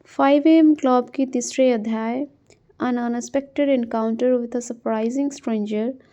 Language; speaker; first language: Hindi; non-native, local second language; Odia